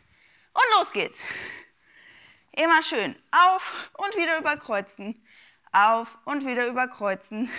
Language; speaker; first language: German; native; German